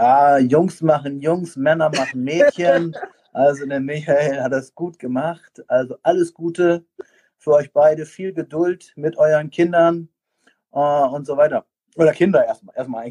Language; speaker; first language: German; native; German